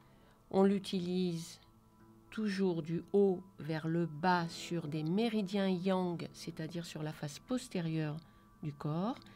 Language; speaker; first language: French; native; French